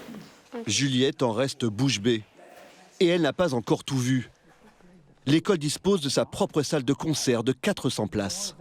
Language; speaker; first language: French; native; French